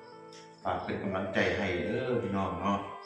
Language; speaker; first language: Thai; non-native, local second language; Lao